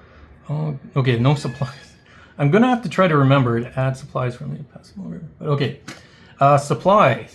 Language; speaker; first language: English; native; English